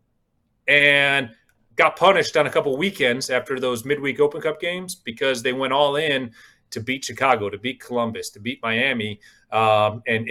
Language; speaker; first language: English; native; English